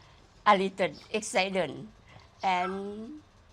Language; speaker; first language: English; non-native, learner; Thai